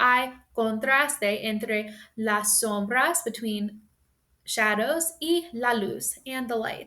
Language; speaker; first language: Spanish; non-native, fluent; English